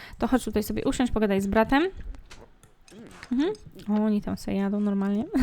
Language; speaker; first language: Polish; native; Polish